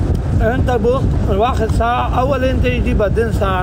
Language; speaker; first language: Arabic; non-native, learner; Pashto